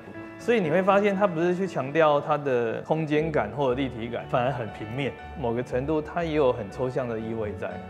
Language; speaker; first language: Chinese; native; Chinese